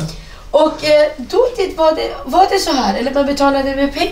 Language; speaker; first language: Swedish; non-native, fluent; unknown